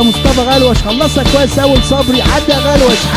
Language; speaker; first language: Arabic; native; Arabic